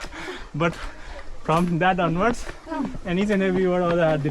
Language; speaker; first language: English; non-native, fluent; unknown